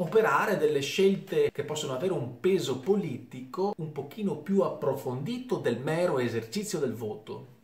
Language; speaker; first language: Italian; native; Italian